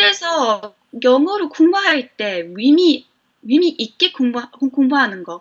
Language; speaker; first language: Korean; non-native, fluent; English